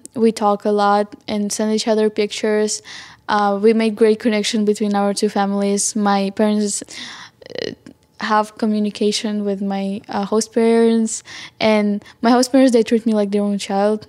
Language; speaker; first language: English; non-native, fluent; Ukrainian